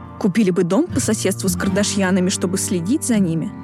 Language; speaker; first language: Russian; native; Russian